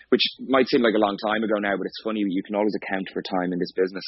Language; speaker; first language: English; native; English